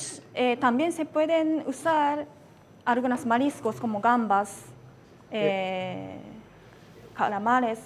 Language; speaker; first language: Spanish; non-native, fluent; Japanese